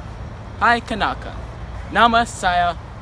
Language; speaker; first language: Indonesian; non-native, learner; English